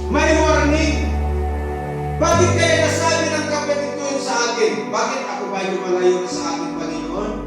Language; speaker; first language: Filipino; non-native, local second language; Iloko